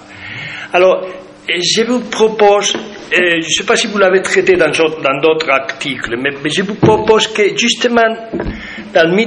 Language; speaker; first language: French; non-native, fluent; Spanish